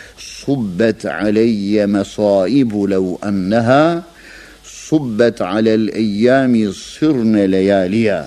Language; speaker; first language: Turkish; native; Turkish